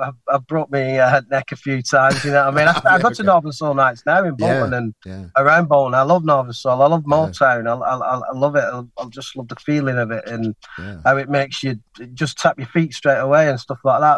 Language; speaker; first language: English; native; English